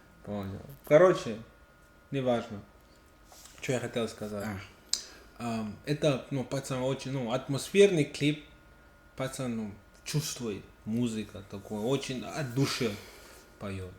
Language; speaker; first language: Russian; non-native, learner; English